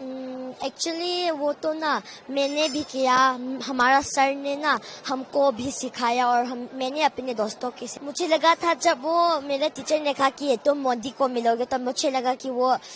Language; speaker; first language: Hindi; non-native, local second language; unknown